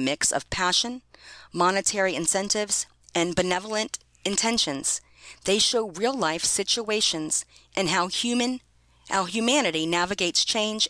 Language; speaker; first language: English; non-native, local second language; Iloko